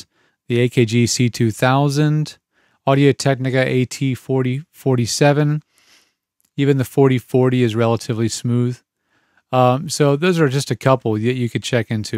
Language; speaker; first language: English; native; English